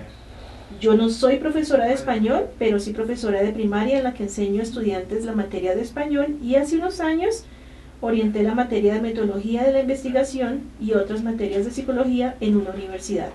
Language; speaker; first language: Spanish; native; Spanish